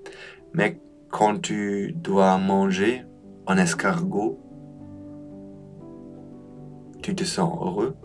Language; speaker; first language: French; non-native, learner; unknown